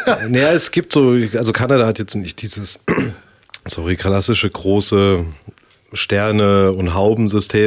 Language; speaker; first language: German; native; German